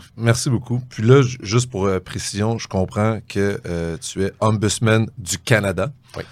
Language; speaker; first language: French; native; French